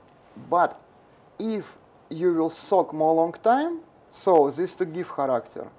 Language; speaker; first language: English; non-native, learner; Russian